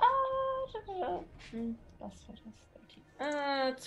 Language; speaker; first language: German; non-native, learner; English